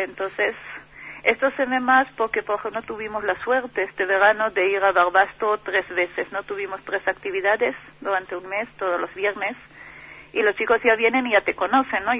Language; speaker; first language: Spanish; non-native, fluent; Hebrew